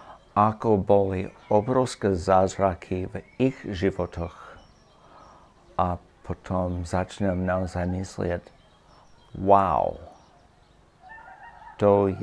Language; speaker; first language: Slovak; non-native, fluent; English